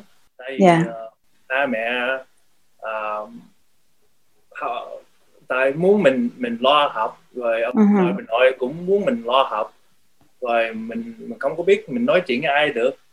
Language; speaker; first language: Vietnamese; early bilingual, heritage; Vietnamese